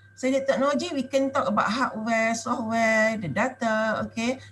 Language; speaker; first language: English; non-native, local second language; Malay